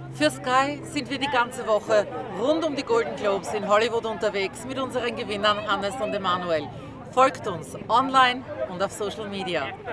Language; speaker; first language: German; native; German